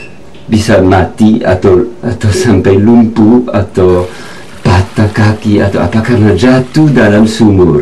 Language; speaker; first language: Indonesian; non-native, learner; French